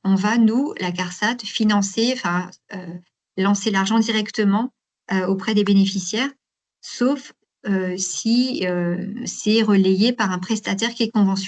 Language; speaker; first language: French; native; French